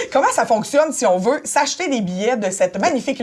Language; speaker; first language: French; native; French